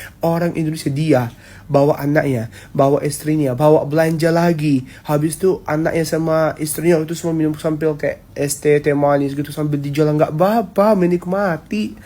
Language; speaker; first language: Indonesian; non-native, fluent; Arabic